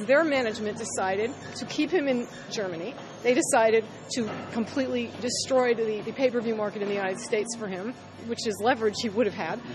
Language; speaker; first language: English; native; English